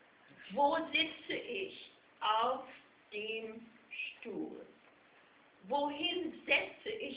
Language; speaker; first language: German; non-native, fluent; English